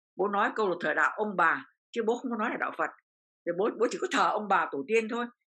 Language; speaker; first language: Vietnamese; native; Vietnamese